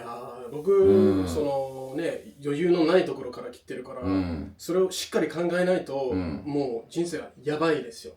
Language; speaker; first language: Japanese; non-native, fluent; English